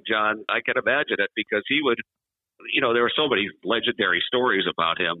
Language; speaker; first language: English; native; English